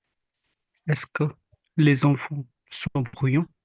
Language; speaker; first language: French; non-native, learner; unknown